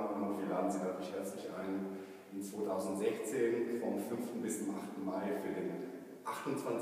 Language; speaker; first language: German; native; German